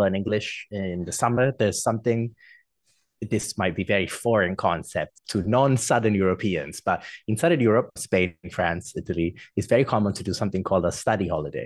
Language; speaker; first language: English; non-native, fluent; Italian